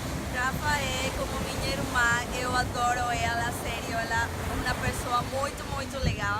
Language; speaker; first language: Portuguese; non-native, fluent; Spanish